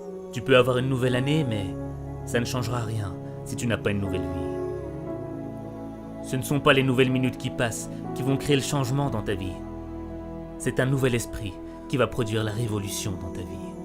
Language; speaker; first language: French; non-native, local second language; Haitian Creole